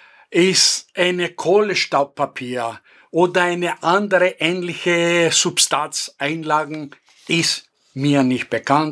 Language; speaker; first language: German; non-native, fluent; Greek